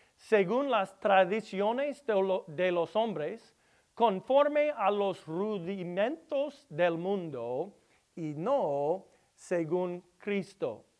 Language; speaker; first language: Spanish; non-native, learner; English